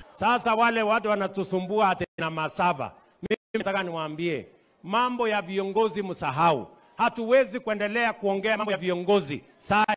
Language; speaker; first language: Swahili; non-native, local second language; Kalenjin